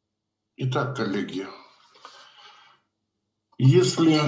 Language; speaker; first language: Russian; native; Russian